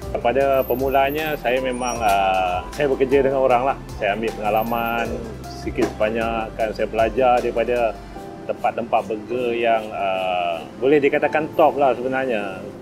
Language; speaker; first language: Malay; native; Malay